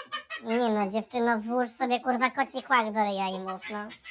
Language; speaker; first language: Polish; native; Polish